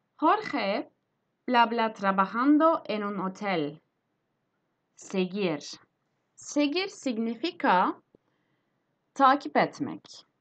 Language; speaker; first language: Spanish; non-native, fluent; Turkish